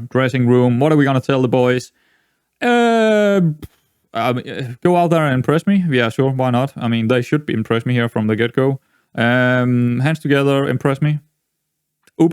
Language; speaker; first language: English; non-native, fluent; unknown